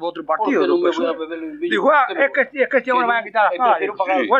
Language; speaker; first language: Spanish; non-native, local second language; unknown